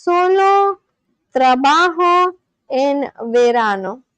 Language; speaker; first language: Spanish; non-native, learner; English